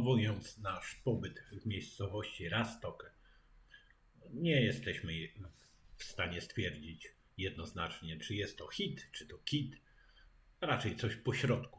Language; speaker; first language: Polish; native; Polish